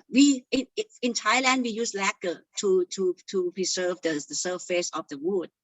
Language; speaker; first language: English; non-native, fluent; Thai